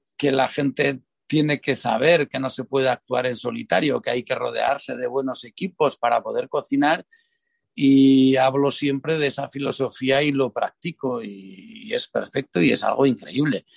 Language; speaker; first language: Spanish; native; Spanish